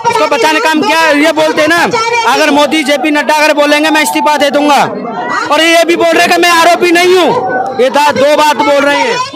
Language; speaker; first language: Hindi; native; Hindi